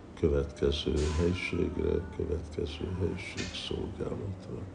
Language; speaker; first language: Hungarian; early bilingual, heritage; Hungarian